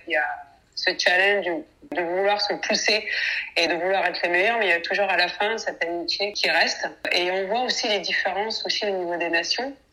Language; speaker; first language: French; early bilingual, other home language; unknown